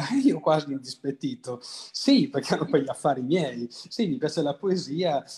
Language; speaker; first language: Italian; native; Italian